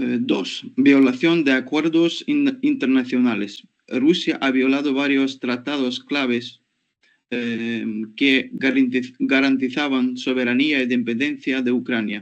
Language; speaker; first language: Spanish; non-native, fluent; Ukrainian